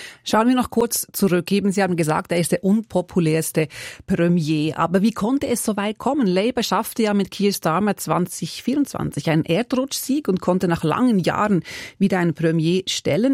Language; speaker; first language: German; native; German